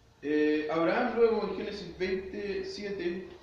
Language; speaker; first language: Spanish; native; Spanish